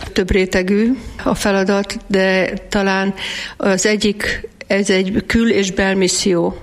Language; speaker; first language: Hungarian; native; Hungarian